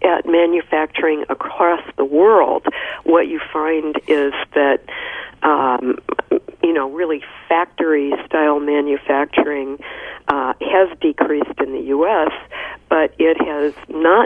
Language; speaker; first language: English; native; English